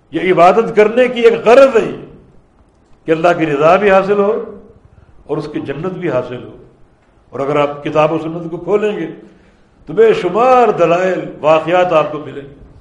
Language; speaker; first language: Urdu; native; Urdu